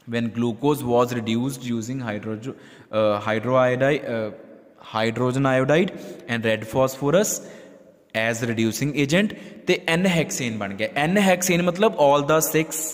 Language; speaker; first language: English; non-native, local second language; Punjabi